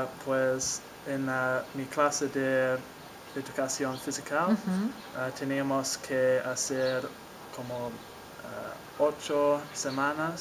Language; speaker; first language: Spanish; non-native, learner; English